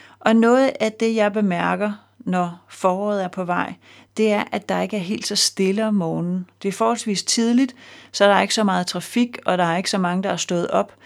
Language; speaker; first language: Danish; native; Danish